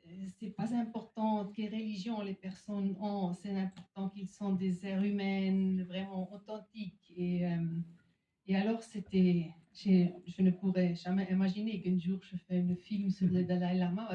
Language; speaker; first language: French; non-native, fluent; German